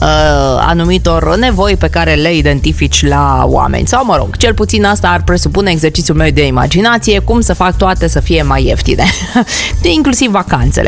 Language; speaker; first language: Romanian; native; Romanian